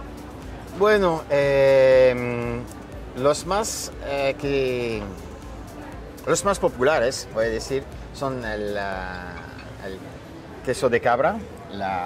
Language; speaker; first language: Spanish; non-native, fluent; French